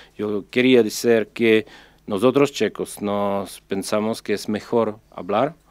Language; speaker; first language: Spanish; non-native, fluent; Czech